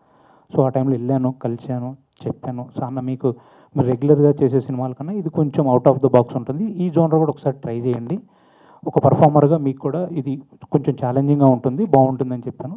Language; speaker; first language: Telugu; native; Telugu